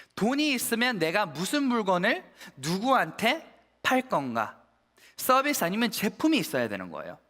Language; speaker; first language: Korean; early bilingual, heritage; Korean